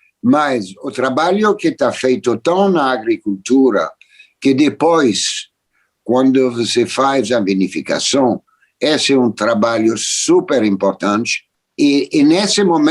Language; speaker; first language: Portuguese; non-native, fluent; French